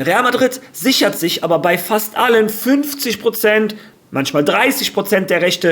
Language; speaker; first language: German; native; German